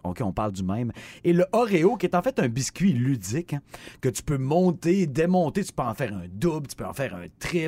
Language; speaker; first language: French; native; French